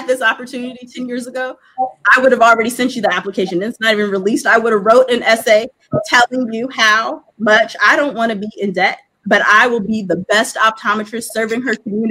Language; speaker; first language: English; native; English